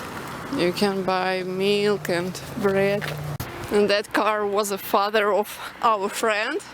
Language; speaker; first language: English; non-native, local second language; Russian